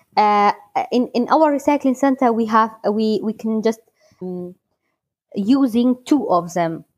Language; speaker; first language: English; non-native, learner; Kurdish